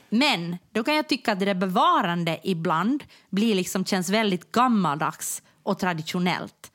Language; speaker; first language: Swedish; native; Swedish